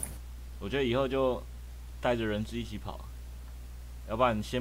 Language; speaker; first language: Chinese; native; Chinese